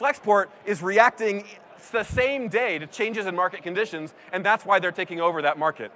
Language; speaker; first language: English; native; English